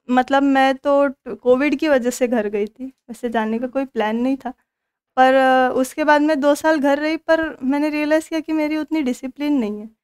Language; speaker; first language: Hindi; non-native, local second language; Marathi